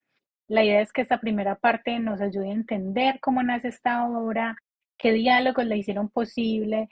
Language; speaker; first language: Spanish; native; Spanish